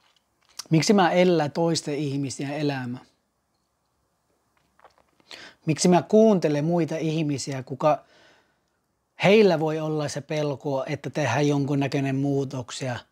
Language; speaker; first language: Finnish; non-native, fluent; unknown